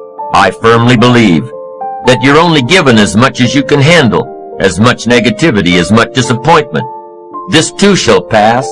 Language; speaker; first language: English; native; English